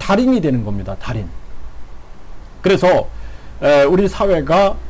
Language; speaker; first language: Korean; native; Korean